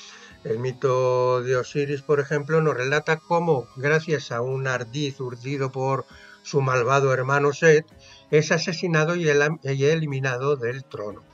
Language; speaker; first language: Spanish; native; Spanish